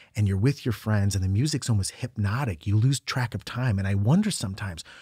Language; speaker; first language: English; native; English